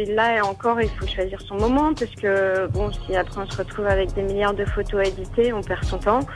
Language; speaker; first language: French; native; French